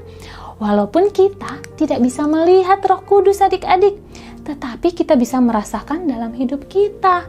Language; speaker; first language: Indonesian; native; Indonesian